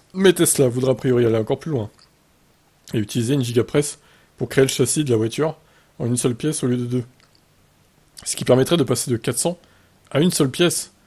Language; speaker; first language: French; native; French